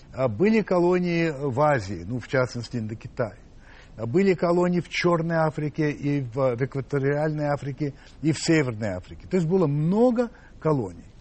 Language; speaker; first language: Russian; non-native, fluent; English